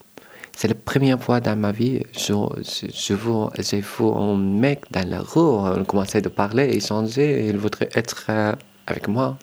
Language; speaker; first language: French; non-native, learner; Arabic